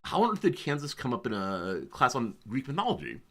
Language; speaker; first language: English; native; English